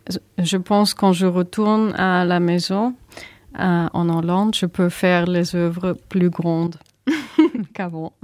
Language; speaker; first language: French; non-native, learner; German